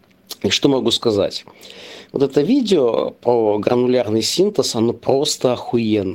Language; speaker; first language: Russian; native; Russian